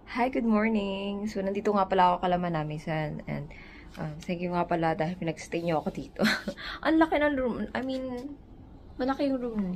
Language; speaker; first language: Filipino; native; Filipino